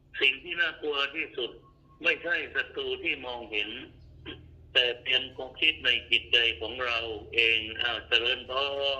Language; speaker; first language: Thai; non-native, local second language; Northeastern Thai